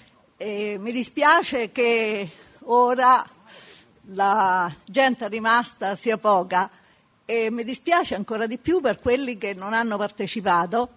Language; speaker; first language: Italian; native; Italian